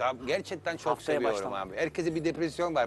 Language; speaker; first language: Turkish; non-native, learner; Italian